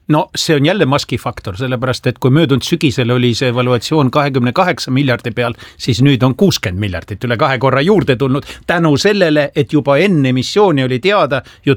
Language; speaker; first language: Estonian; native; Estonian